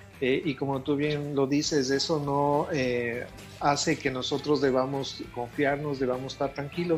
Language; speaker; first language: Spanish; native; Spanish